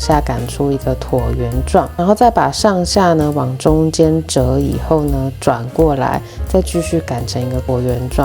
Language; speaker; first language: Chinese; native; Chinese